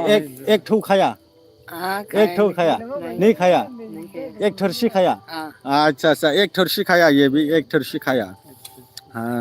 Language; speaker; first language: Hindi; non-native, local second language; Bodo